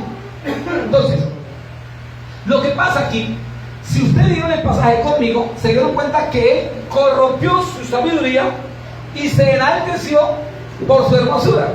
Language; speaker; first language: Spanish; native; Spanish